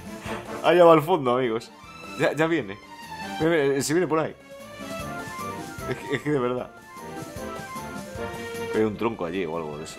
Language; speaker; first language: Spanish; native; Spanish